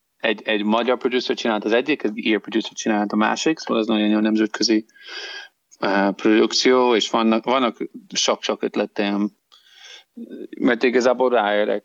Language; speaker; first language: Hungarian; non-native, learner; English